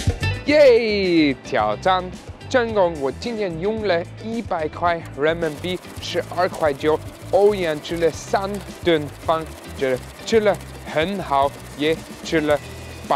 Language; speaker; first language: Chinese; non-native, learner; German